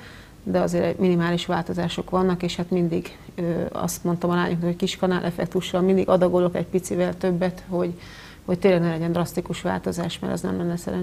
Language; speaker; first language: Hungarian; native; Hungarian